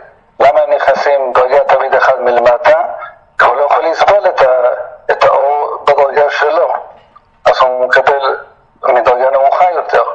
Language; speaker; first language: Hebrew; native; Hebrew